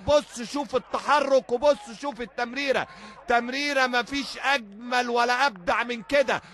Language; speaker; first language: Arabic; native; Arabic